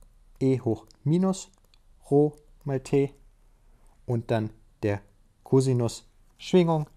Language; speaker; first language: German; native; German